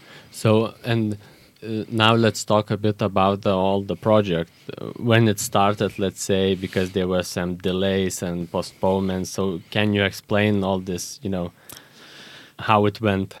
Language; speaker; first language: English; non-native, fluent; Lithuanian